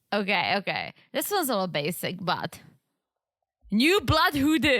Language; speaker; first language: English; native; English